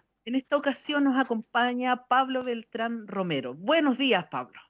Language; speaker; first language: Spanish; native; Spanish